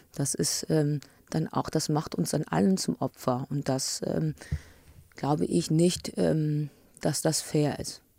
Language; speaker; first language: German; early bilingual, other home language; English